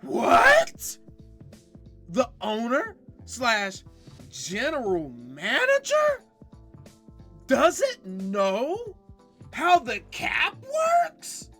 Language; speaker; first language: English; native; English